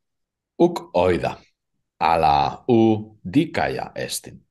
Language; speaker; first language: Greek; non-native, fluent; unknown